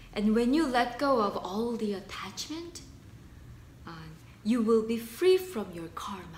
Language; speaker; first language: English; non-native, fluent; Korean